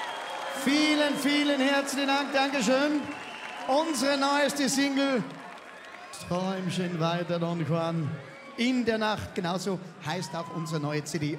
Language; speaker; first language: German; native; German